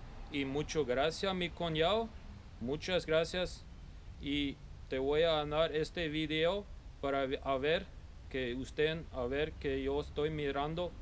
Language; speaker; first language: Spanish; non-native, learner; Low German